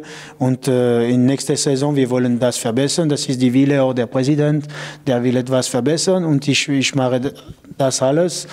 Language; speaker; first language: German; non-native, local second language; French